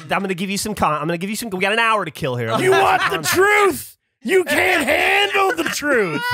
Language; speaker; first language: English; native; English